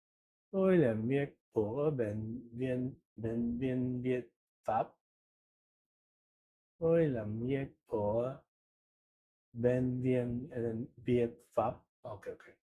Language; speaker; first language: Vietnamese; non-native, learner; Dutch